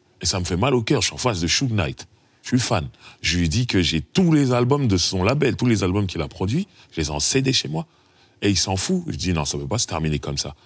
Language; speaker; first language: French; native; French